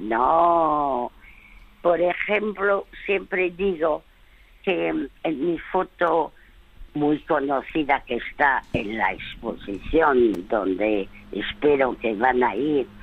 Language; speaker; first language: Spanish; early bilingual, other home language; French